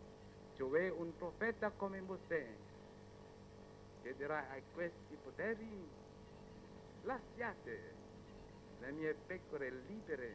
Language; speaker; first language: Italian; non-native, fluent; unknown